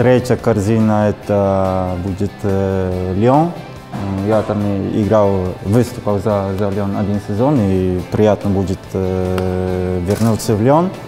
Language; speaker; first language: Russian; non-native, fluent; Polish